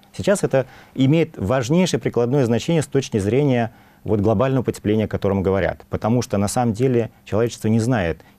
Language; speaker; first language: Russian; native; Russian